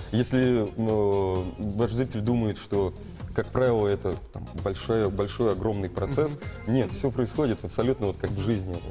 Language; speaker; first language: Russian; native; Russian